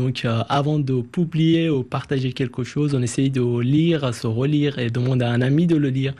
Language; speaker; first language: French; non-native, fluent; Persian